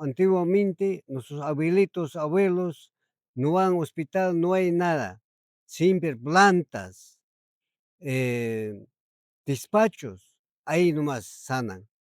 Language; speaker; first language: Spanish; non-native, local second language; Quechua